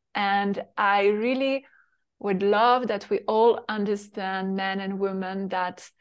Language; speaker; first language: English; non-native, fluent; French